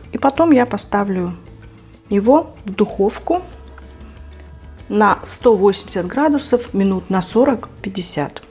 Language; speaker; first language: Russian; native; Russian